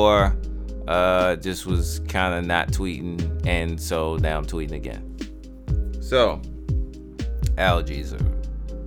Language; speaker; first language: English; native; English